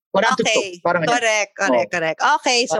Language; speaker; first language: Filipino; native; Filipino